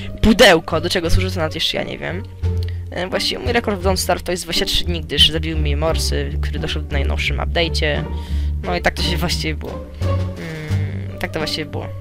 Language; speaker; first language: Polish; native; Polish